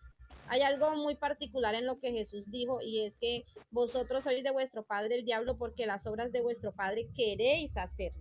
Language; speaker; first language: Spanish; native; Spanish